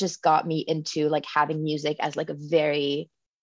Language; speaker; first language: English; native; English